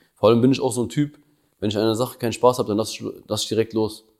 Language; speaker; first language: German; early bilingual, other home language; Albanian